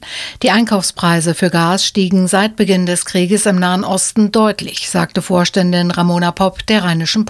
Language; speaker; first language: German; native; German